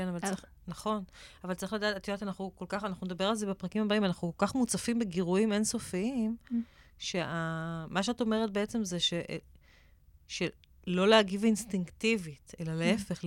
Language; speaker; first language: Hebrew; native; Hebrew